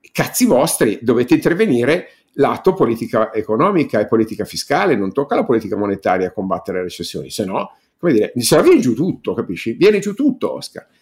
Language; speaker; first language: Italian; native; Italian